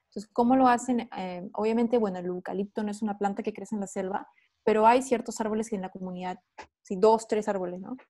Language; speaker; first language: Spanish; native; Spanish